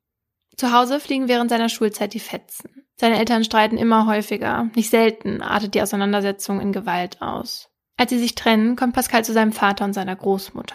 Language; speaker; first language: German; native; German